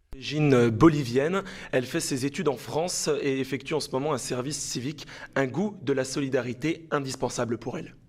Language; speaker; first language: French; native; French